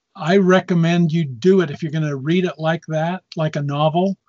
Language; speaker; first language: English; native; English